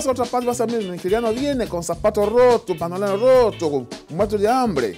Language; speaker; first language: Spanish; non-native, fluent; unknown